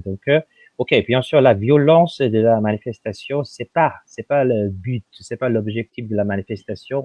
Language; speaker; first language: French; non-native, fluent; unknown